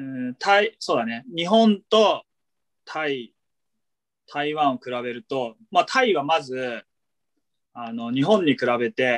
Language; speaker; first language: Japanese; native; Japanese